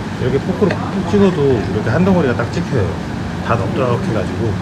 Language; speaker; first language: Korean; native; Korean